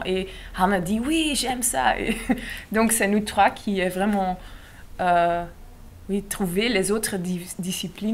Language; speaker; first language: French; non-native, local second language; Dutch